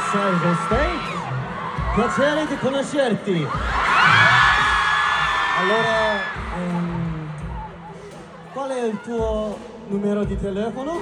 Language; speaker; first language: Italian; non-native, learner; Korean